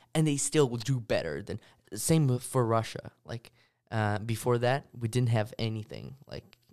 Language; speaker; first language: English; early bilingual, other home language; Russian